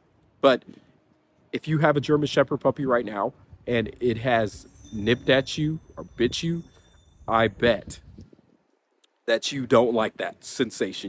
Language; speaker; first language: English; native; English